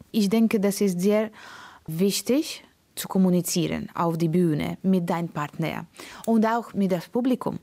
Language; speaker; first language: German; non-native, learner; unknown